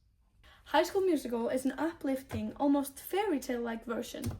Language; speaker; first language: English; non-native, learner; Icelandic